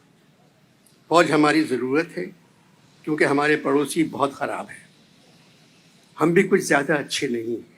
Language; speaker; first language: Urdu; native; Urdu